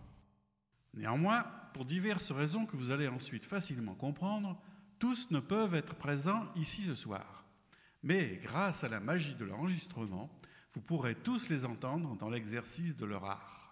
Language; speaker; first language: French; native; French